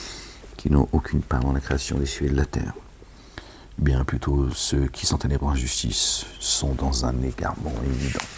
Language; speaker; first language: French; native; French